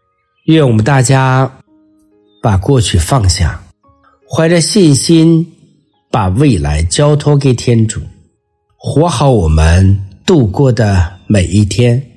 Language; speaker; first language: Chinese; native; Chinese